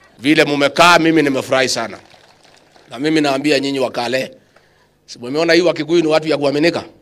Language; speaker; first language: Swahili; non-native, local second language; Kikuyu